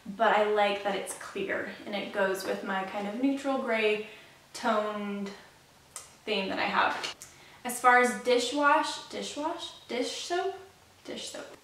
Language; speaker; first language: English; native; English